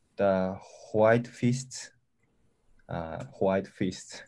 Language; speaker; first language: English; non-native, learner; Japanese